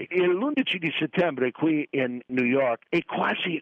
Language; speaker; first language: Italian; non-native, fluent; English